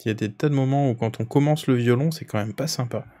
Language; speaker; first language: French; native; French